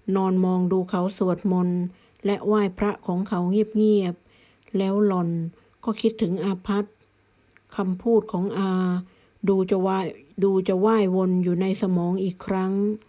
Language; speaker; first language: Thai; native; Thai